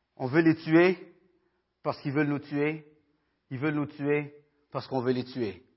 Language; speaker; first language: French; early bilingual, other home language; Haitian Creole